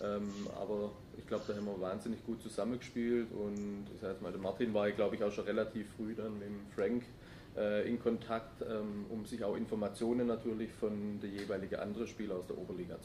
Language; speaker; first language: German; native; German